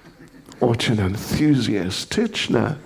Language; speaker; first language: Russian; non-native, fluent; English